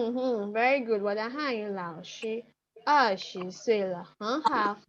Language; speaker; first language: Chinese; non-native, fluent; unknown